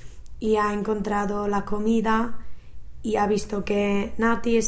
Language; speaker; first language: Spanish; non-native, fluent; English